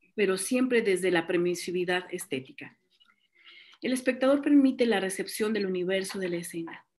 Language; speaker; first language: Spanish; native; Spanish